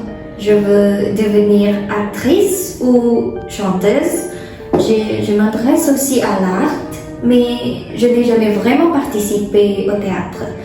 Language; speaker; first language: French; non-native, learner; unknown